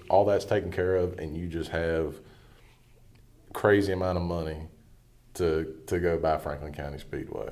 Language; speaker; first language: English; native; English